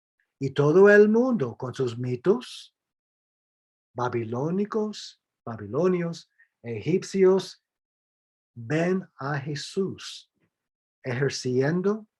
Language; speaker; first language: Spanish; non-native, fluent; English